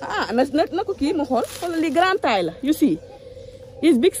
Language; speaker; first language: English; non-native, learner; Wolof